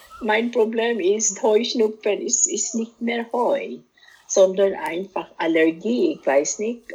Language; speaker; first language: German; non-native, fluent; Cebuano